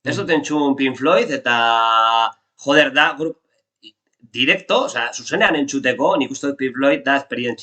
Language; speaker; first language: Basque; non-native, local second language; Spanish